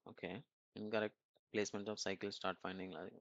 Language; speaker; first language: English; non-native, local second language; Telugu